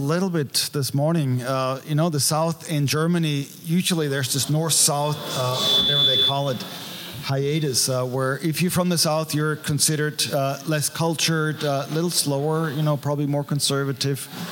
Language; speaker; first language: English; non-native, fluent; German